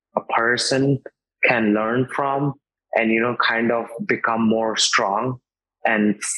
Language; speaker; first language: English; non-native, local second language; Hindi